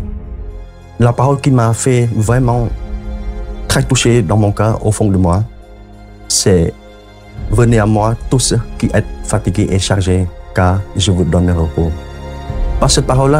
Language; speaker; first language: French; non-native, fluent; Khmer